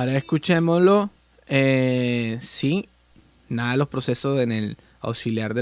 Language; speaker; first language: Spanish; native; Spanish